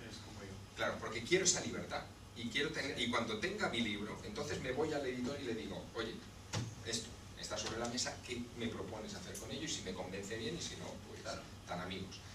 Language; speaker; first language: Spanish; native; Spanish